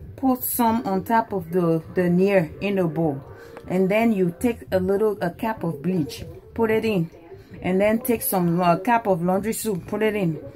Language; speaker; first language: English; native; English